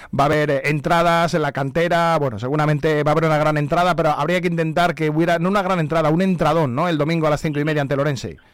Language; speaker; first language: Spanish; native; Spanish